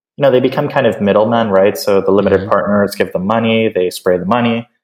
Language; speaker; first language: English; early bilingual, other home language; Spanish